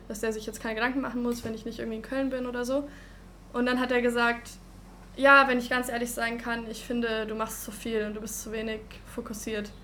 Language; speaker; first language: German; native; German